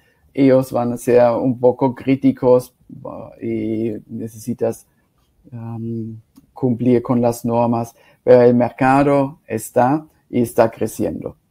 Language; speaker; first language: Spanish; non-native, fluent; German